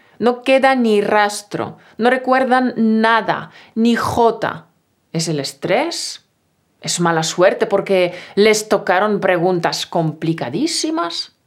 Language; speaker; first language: Spanish; native; Spanish